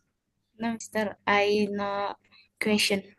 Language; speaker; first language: English; non-native, learner; Indonesian